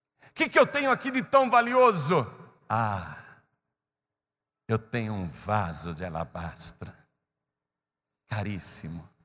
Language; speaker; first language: Portuguese; native; Portuguese